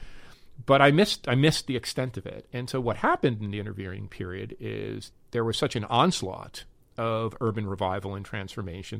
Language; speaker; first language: English; native; English